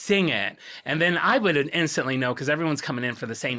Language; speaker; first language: English; native; English